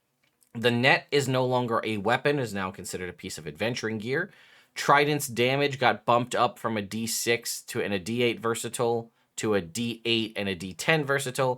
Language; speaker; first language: English; native; English